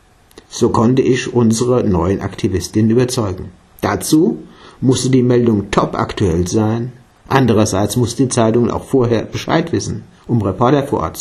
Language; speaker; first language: German; native; German